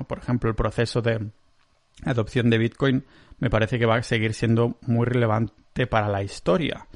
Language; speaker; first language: Spanish; non-native, local second language; Catalan